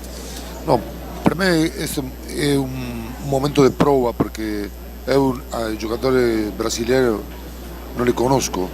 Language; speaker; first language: Portuguese; non-native, learner; Spanish